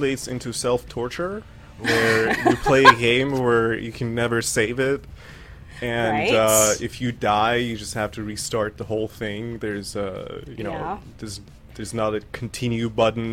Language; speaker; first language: English; non-native, fluent; Persian